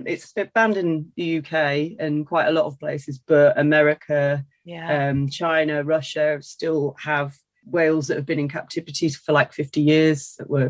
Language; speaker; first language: English; native; English